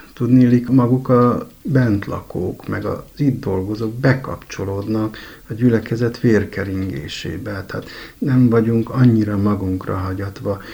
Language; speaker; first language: Hungarian; native; Hungarian